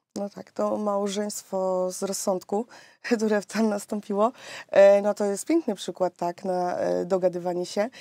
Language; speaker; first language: Polish; native; Polish